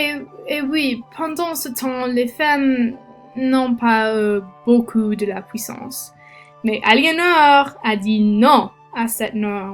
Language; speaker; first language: French; non-native, learner; English